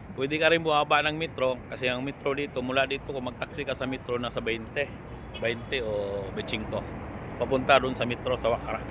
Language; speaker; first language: Filipino; non-native, local second language; Cebuano